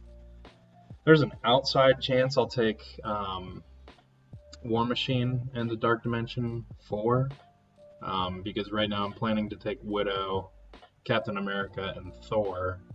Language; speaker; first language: English; native; English